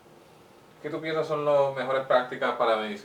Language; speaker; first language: Spanish; early bilingual, heritage; English